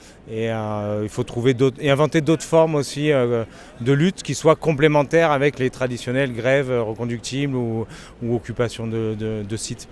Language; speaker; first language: French; native; French